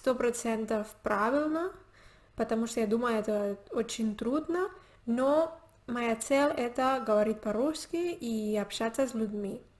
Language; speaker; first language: Russian; non-native, learner; Spanish